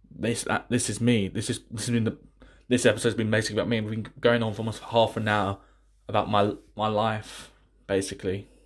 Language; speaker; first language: English; native; English